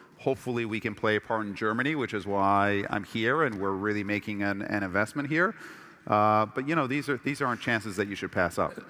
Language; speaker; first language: English; early bilingual, other home language; Persian